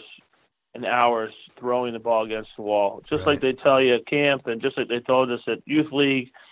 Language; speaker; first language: English; native; English